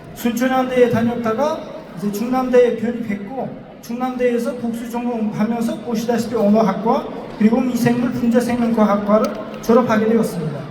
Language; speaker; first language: Korean; non-native, fluent; Uzbek